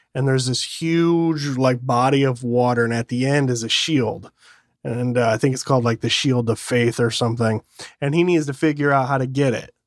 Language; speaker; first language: English; native; English